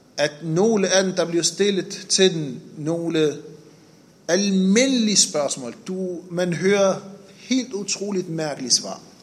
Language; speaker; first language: Danish; non-native, fluent; Arabic